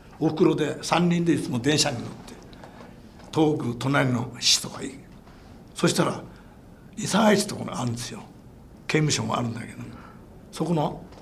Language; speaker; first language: Japanese; non-native, fluent; English